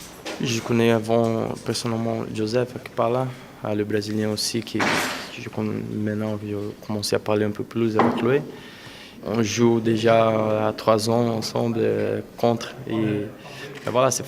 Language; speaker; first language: French; non-native, fluent; Portuguese